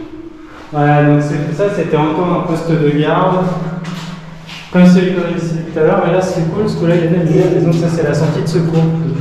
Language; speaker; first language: French; native; French